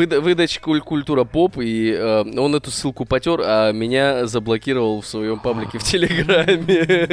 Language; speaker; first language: Russian; native; Russian